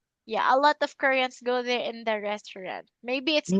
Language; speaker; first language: English; non-native, local second language; Filipino